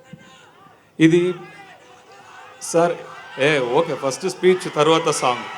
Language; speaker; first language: Telugu; non-native, learner; Tamil